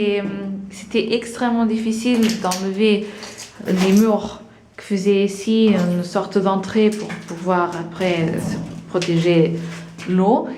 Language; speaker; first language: French; non-native, fluent; Portuguese